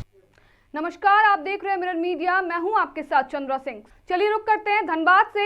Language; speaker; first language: Hindi; native; Hindi